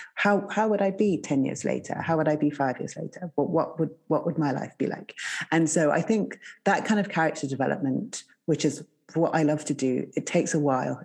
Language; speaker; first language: English; native; English